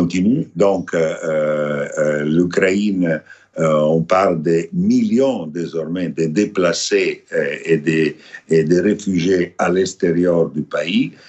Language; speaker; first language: French; non-native, fluent; Italian